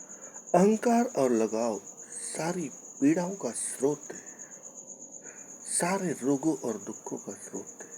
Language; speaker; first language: Hindi; native; Hindi